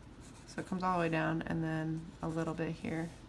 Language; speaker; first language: English; native; English